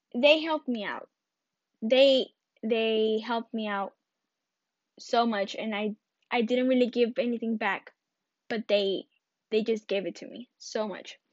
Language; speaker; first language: English; early bilingual, other home language; Spanish